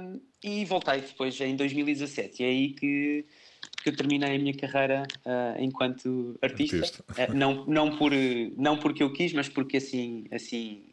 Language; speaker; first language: Portuguese; native; Portuguese